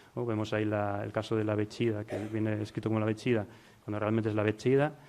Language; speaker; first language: Spanish; non-native, local second language; Galician